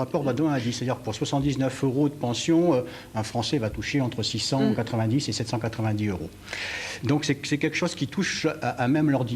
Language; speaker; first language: French; native; French